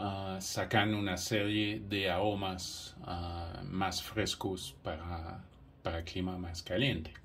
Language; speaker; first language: Spanish; non-native, fluent; English